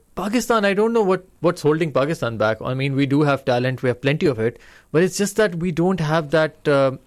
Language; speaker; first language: English; non-native, local second language; Urdu